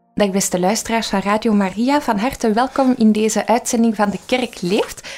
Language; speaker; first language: Dutch; native; Dutch